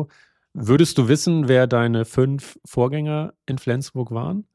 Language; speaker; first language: German; native; German